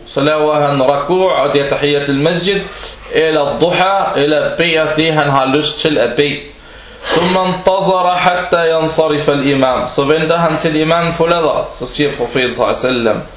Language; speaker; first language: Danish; non-native, fluent; Arabic